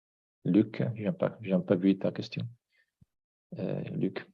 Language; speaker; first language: French; non-native, fluent; Italian